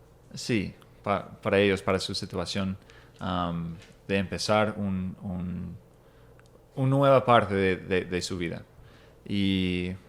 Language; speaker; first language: Spanish; non-native, fluent; English